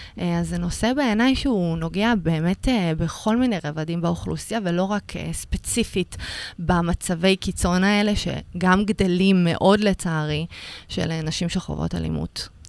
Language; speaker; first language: Hebrew; early bilingual, other home language; Russian